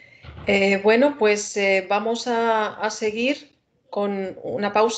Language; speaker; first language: Spanish; native; Spanish